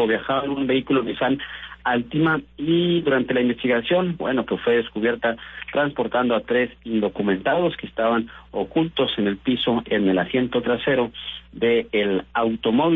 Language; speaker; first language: Spanish; native; Spanish